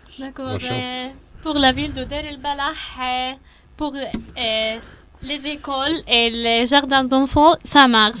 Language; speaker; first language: French; non-native, learner; Arabic